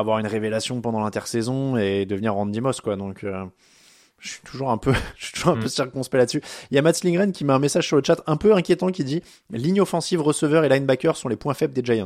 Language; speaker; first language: French; native; French